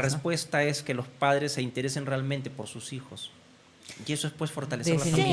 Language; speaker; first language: Spanish; native; Spanish